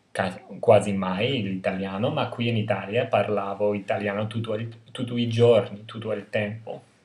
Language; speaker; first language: Italian; non-native, fluent; English